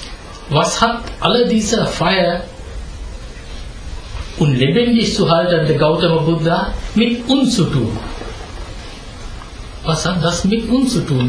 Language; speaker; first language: German; non-native, fluent; Sinhala